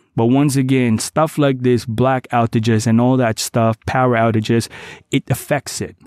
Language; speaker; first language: English; non-native, local second language; Cebuano